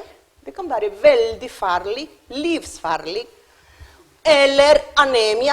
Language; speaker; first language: Norwegian; non-native, learner; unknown